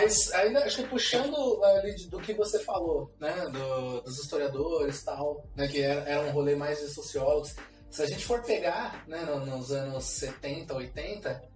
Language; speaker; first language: Portuguese; native; Portuguese